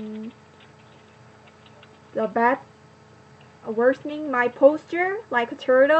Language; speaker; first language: English; non-native, learner; Korean